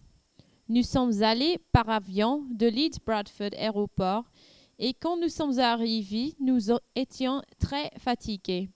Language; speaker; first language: French; non-native, learner; English